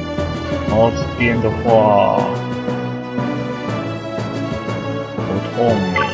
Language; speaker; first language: Chinese; native; Chinese